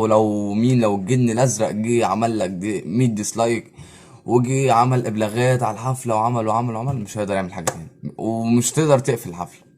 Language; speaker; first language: Arabic; native; Arabic